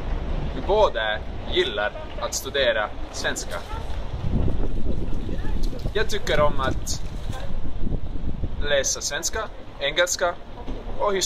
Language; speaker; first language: Swedish; non-native, learner; Estonian